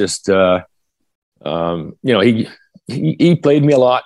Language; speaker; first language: English; native; English